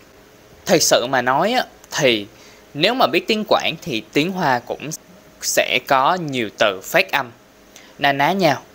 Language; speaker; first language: Vietnamese; non-native, local second language; Cantonese